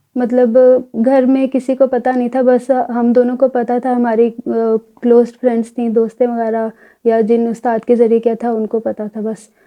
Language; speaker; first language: Urdu; native; Urdu